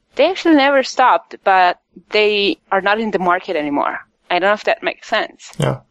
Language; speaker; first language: English; non-native, fluent; Italian